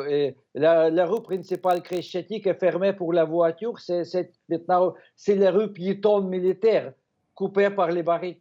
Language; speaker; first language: French; non-native, fluent; Ukrainian